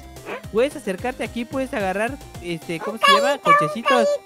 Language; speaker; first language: Spanish; native; Spanish